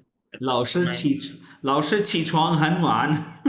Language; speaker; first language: Chinese; non-native, fluent; Urdu